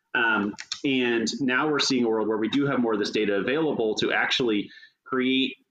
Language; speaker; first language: English; native; English